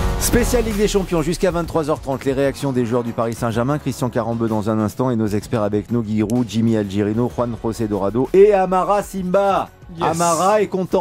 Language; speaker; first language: French; native; French